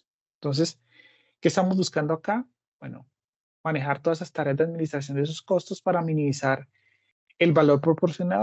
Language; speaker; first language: Spanish; native; Spanish